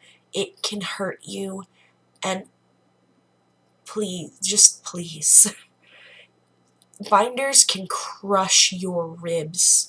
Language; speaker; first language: English; native; English